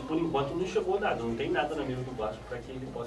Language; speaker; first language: Portuguese; native; Portuguese